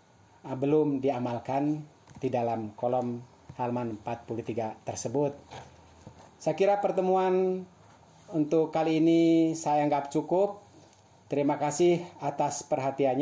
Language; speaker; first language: Indonesian; native; Indonesian